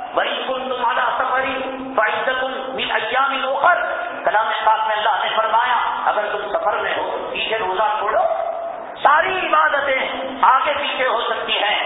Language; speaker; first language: Urdu; native; Urdu